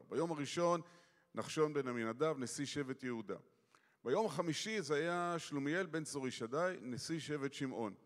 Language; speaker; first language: Hebrew; non-native, fluent; Yiddish